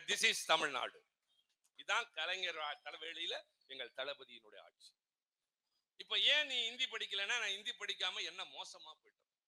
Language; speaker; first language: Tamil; native; Tamil